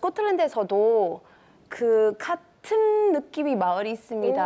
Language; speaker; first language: Korean; non-native, learner; English